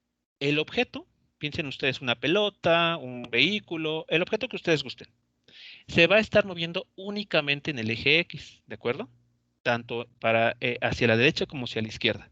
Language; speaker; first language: Spanish; native; Spanish